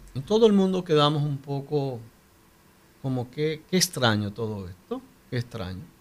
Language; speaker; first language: Spanish; native; Spanish